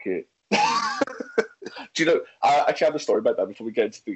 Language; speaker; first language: English; native; English